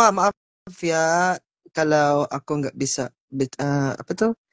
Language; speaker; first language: Indonesian; non-native, learner; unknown